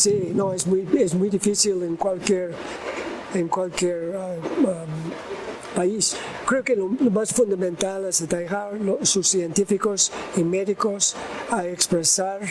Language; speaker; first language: Spanish; non-native, learner; English